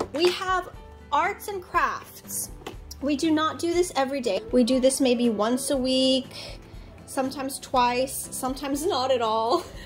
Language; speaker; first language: English; early bilingual, other home language; Japanese